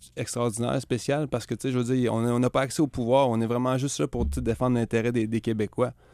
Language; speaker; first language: French; native; French